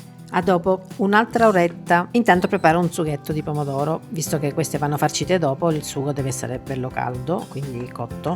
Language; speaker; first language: Italian; native; Italian